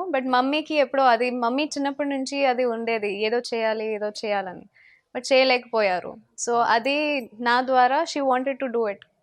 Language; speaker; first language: Telugu; non-native, fluent; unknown